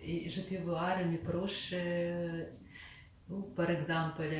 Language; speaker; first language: French; non-native, learner; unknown